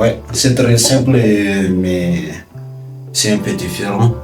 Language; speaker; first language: French; non-native, learner; Malagasy